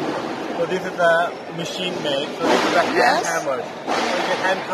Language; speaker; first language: English; non-native, local second language; Tibetan